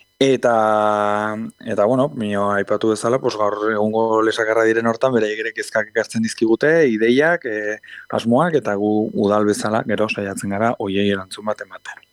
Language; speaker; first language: Basque; native; Basque